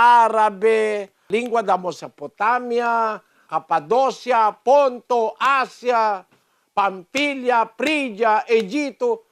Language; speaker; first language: Portuguese; non-native, learner; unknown